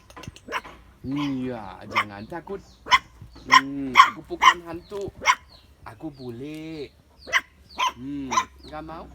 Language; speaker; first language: Indonesian; non-native, fluent; German